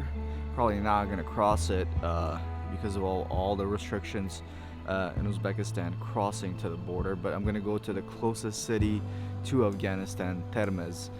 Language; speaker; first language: English; early bilingual, heritage; English